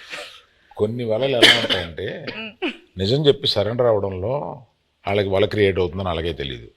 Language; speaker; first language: Telugu; native; Telugu